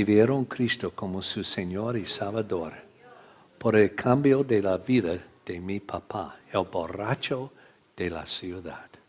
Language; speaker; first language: Spanish; non-native, learner; English